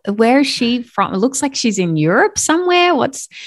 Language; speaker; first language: English; native; English